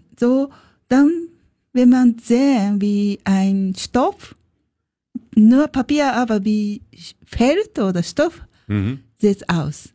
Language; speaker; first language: German; non-native, learner; Japanese